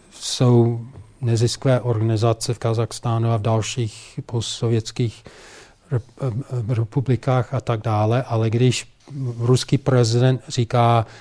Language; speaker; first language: Czech; non-native, fluent; English